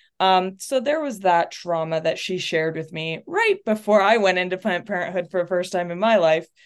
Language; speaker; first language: English; early bilingual, other home language; Spanish